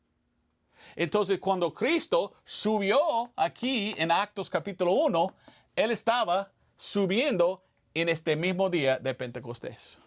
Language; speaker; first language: Spanish; non-native, fluent; English